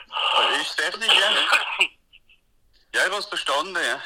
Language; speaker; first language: German; non-native, learner; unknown